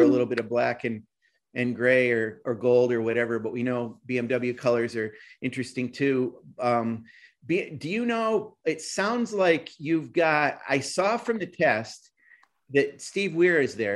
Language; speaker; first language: English; native; English